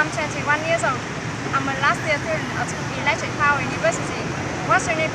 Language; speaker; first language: English; non-native, learner; Vietnamese